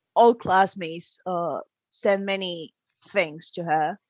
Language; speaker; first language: English; non-native, fluent; Spanish